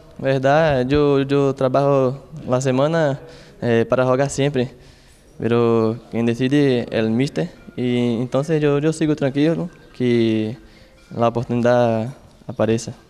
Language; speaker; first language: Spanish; non-native, learner; Portuguese